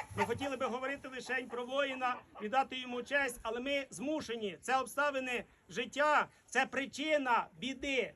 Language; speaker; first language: Ukrainian; native; Ukrainian